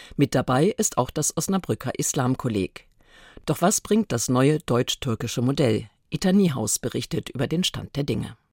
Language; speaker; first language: German; native; German